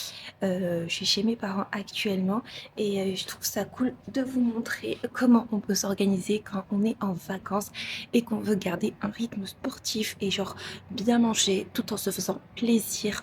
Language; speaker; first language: French; non-native, local second language; Arabic